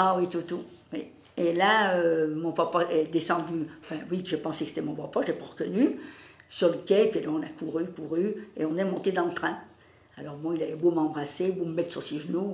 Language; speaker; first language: French; native; French